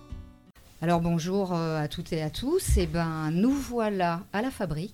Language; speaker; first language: French; native; French